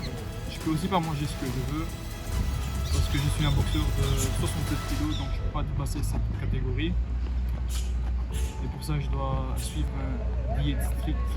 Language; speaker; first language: French; non-native, fluent; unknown